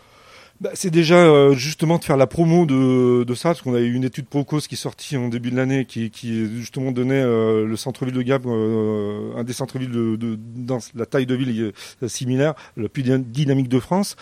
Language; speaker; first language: French; native; French